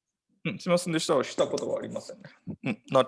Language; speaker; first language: Japanese; non-native, fluent; Nepali